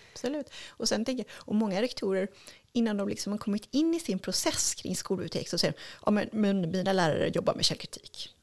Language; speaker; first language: Swedish; native; Swedish